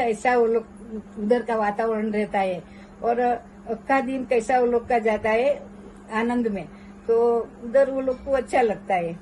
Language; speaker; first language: Hindi; non-native, local second language; Gujarati